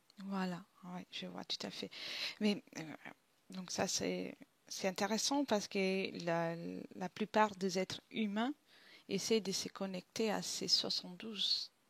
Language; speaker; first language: French; non-native, fluent; Italian